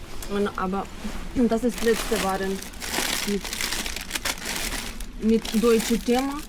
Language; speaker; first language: German; non-native, learner; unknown